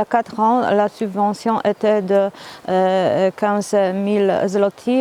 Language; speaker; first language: French; non-native, fluent; Polish